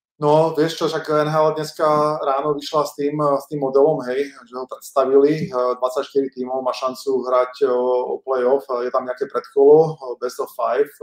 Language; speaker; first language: Czech; native; Czech